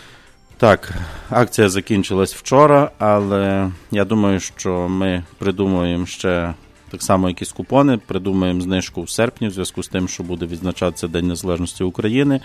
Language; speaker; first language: Ukrainian; native; Ukrainian